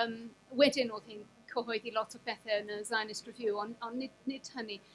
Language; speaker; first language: Welsh; non-native, fluent; English